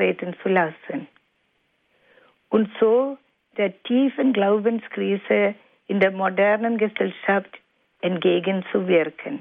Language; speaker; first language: German; non-native, fluent; Malayalam